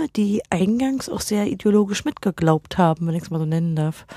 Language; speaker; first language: German; native; German